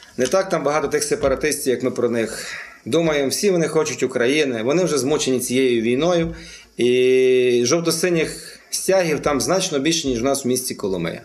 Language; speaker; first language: Ukrainian; native; Ukrainian